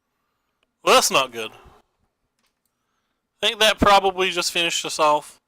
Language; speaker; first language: English; native; English